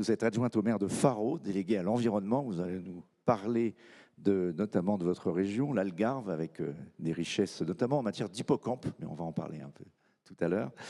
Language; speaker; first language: French; native; French